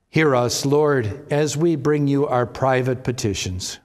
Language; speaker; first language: English; native; English